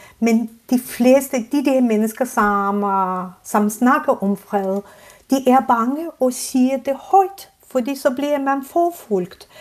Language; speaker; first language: Danish; non-native, fluent; Azerbaijani